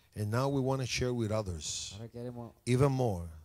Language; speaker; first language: English; non-native, fluent; Spanish